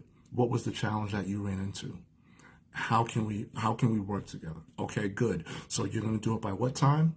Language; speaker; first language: English; native; English